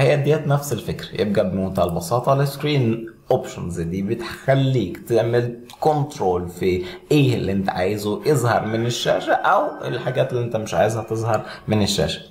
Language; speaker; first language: Arabic; native; Arabic